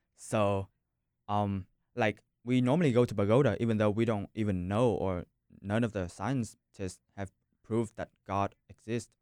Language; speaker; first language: English; non-native, fluent; Vietnamese